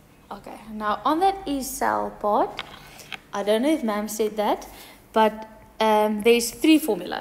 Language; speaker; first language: English; non-native, local second language; Afrikaans